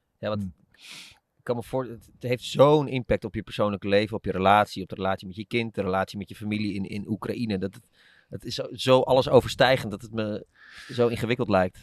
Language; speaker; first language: Dutch; native; Dutch